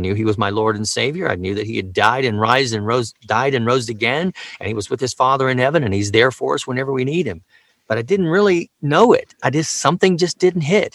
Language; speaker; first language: English; native; English